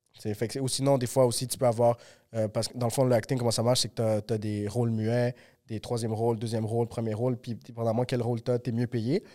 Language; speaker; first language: French; early bilingual, other home language; Spanish